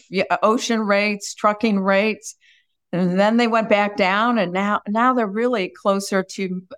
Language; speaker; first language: English; native; English